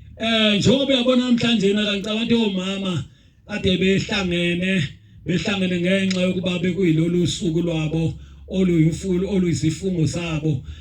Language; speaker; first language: Zulu; native; Zulu